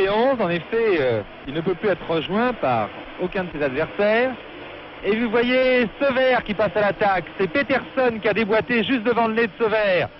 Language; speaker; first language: French; native; French